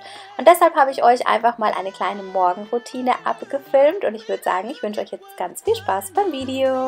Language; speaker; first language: German; native; German